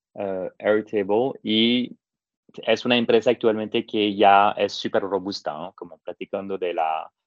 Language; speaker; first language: Spanish; non-native, fluent; French